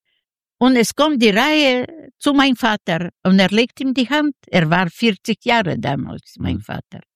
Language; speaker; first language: German; non-native, learner; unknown